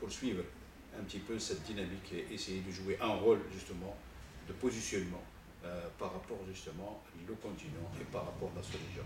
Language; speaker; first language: French; non-native, local second language; Arabic